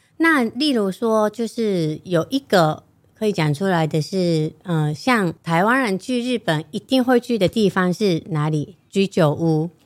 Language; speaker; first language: Chinese; non-native, fluent; Japanese